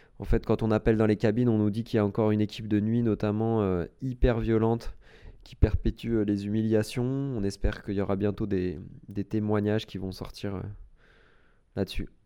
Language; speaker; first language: French; native; French